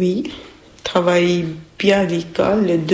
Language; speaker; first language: French; non-native, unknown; Albanian